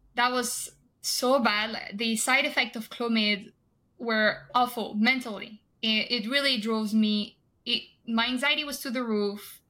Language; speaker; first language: English; non-native, fluent; French